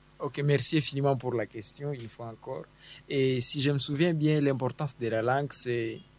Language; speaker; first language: French; non-native, local second language; Swahili